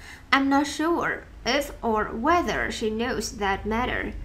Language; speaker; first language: English; non-native, fluent; Vietnamese